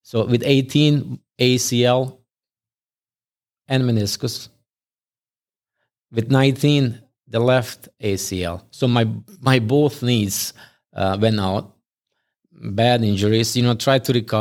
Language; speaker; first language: English; non-native, fluent; Bosnian